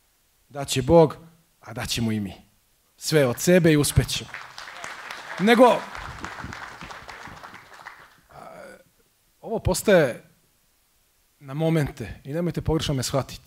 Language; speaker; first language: Croatian; native; Croatian